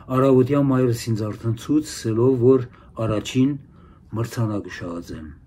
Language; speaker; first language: Armenian; early bilingual, heritage; Armenian